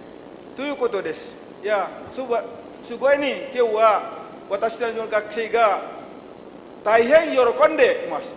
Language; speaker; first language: Japanese; non-native, learner; Indonesian